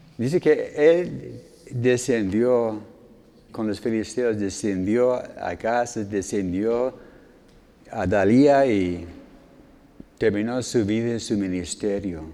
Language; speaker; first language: Spanish; non-native, fluent; English